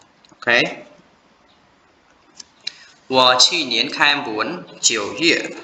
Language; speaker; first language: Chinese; non-native, fluent; Khmer